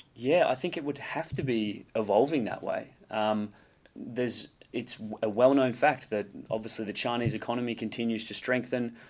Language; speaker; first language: English; native; English